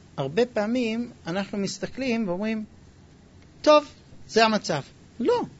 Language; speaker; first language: Hebrew; non-native, fluent; English